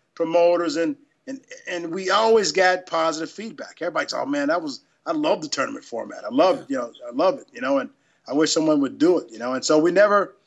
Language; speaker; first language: English; native; English